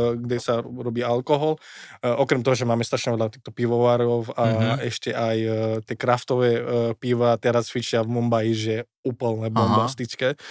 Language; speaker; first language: Slovak; non-native, fluent; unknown